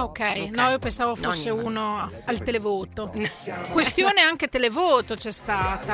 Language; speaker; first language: Italian; native; Italian